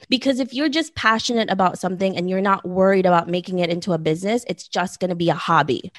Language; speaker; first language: English; early bilingual, other home language; Filipino